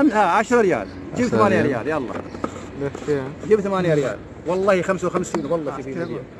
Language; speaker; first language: Arabic; non-native, learner; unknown